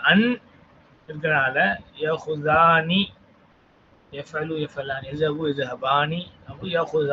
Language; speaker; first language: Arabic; non-native, fluent; Tamil